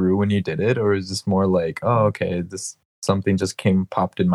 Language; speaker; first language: English; native; English